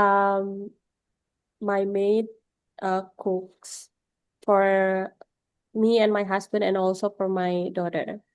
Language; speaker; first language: English; non-native, learner; Indonesian